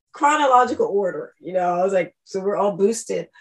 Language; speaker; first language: English; native; English